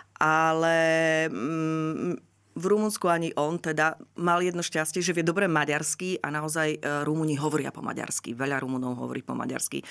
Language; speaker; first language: Slovak; native; Slovak